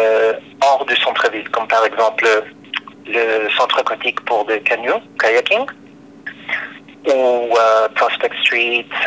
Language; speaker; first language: French; non-native, fluent; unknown